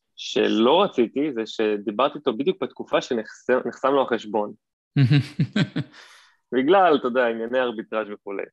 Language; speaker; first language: Hebrew; native; Hebrew